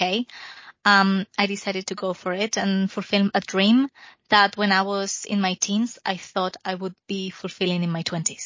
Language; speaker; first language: English; non-native, fluent; Spanish